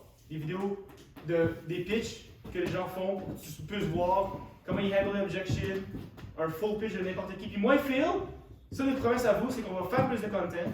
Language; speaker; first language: French; native; French